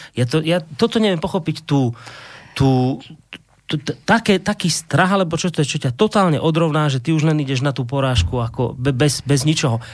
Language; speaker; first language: Slovak; native; Slovak